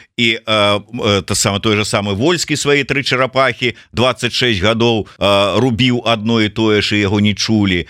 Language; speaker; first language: Belarusian; native; Belarusian